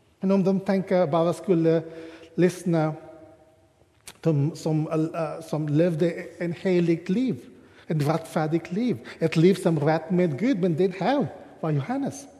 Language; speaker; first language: Swedish; non-native, fluent; English